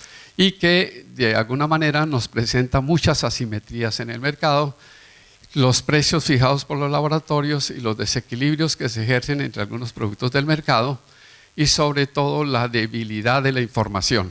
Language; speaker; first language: Spanish; native; Spanish